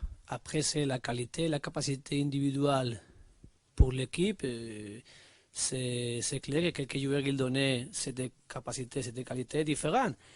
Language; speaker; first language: French; non-native, learner; Spanish